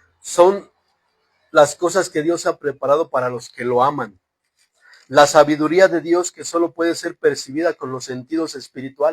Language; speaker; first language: Spanish; native; Spanish